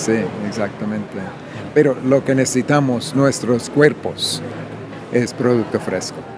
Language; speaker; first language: Spanish; non-native, fluent; English